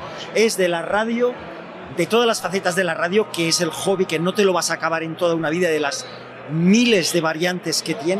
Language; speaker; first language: Spanish; native; Spanish